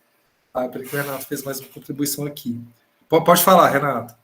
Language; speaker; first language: Portuguese; native; Portuguese